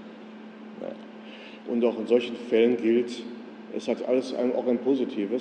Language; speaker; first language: German; native; German